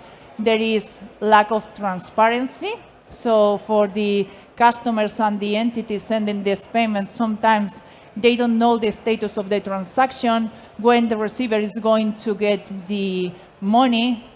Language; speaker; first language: English; non-native, fluent; Spanish